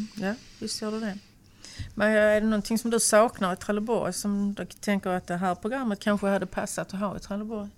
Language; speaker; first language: Swedish; native; Swedish